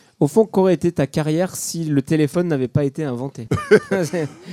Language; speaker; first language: French; native; French